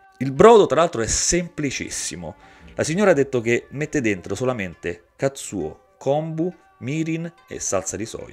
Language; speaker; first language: Italian; native; Italian